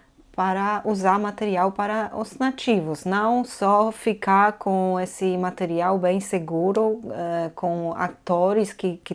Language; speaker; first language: Portuguese; non-native, fluent; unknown